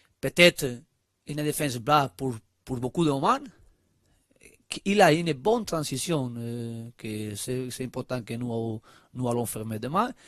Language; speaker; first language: French; non-native, learner; Spanish